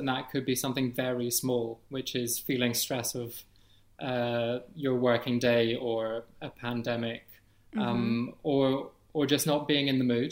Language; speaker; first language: English; native; English